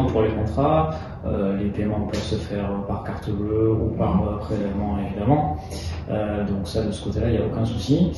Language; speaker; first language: French; native; French